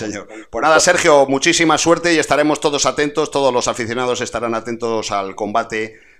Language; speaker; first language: Spanish; native; Spanish